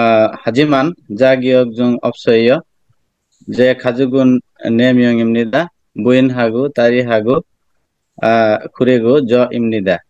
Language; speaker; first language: Korean; non-native, learner; Bangla